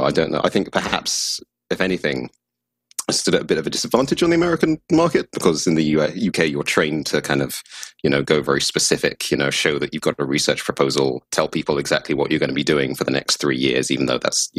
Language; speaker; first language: English; native; English